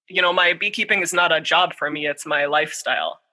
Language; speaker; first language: English; native; English